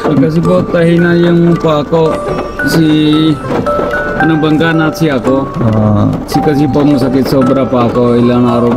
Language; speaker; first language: Filipino; non-native, learner; Punjabi